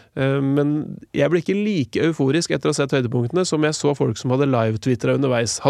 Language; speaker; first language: Norwegian; native; Norwegian